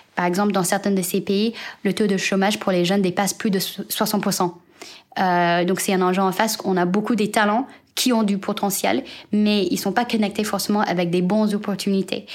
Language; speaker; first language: French; non-native, fluent; Chinese